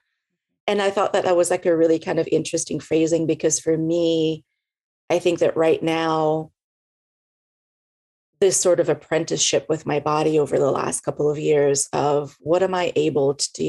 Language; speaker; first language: English; native; English